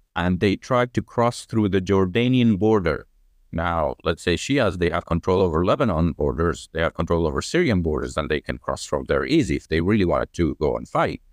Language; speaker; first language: English; non-native, fluent; Arabic